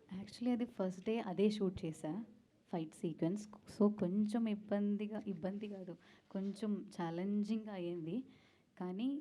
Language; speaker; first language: Telugu; non-native, learner; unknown